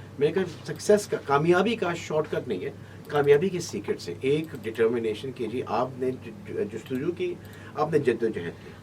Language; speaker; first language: Urdu; early bilingual, heritage; Urdu